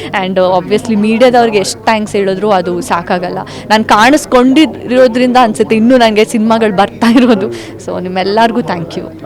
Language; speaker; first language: Kannada; non-native, local second language; Tulu